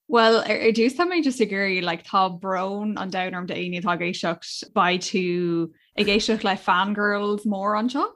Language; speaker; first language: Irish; non-native, local second language; English